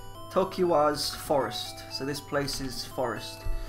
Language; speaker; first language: English; native; English